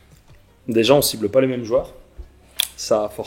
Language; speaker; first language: French; native; French